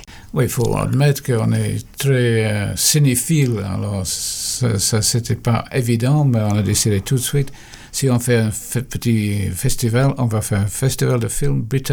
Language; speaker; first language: French; non-native, fluent; English